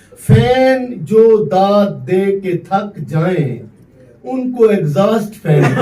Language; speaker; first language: Urdu; non-native, local second language; Punjabi